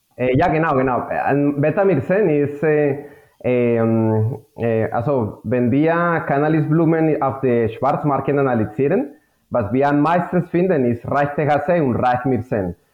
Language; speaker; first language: German; non-native, fluent; Spanish